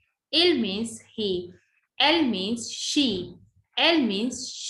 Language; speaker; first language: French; non-native, learner; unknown